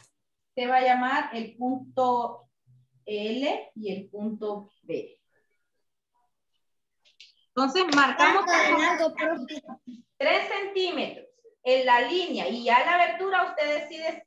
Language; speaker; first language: Spanish; native; Spanish